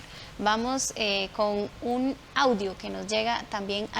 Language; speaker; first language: Spanish; native; Spanish